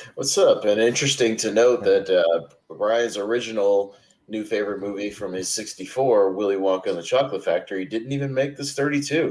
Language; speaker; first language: English; native; English